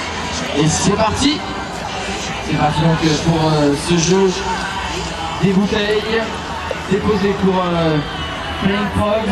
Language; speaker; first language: French; native; French